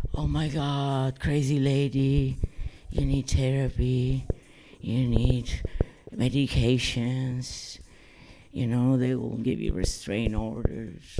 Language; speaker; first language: English; non-native, fluent; Italian